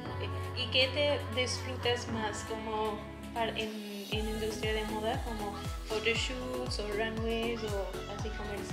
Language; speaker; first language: Spanish; non-native, learner; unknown